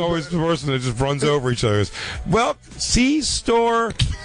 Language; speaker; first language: English; native; English